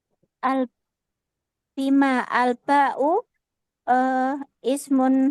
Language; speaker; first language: Arabic; non-native, learner; Indonesian